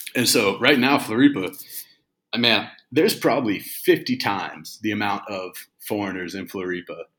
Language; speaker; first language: English; native; English